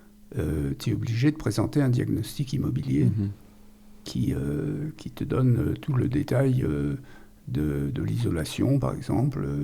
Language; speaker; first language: French; native; French